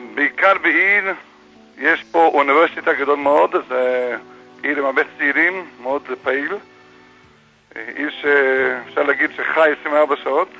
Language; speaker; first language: Hebrew; non-native, fluent; English